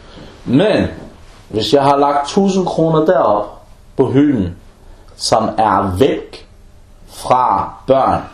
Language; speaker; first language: Danish; non-native, fluent; Arabic